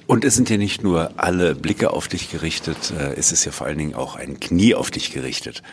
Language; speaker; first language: German; native; German